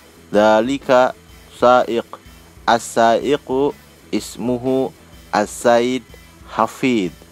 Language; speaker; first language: Arabic; non-native, fluent; Indonesian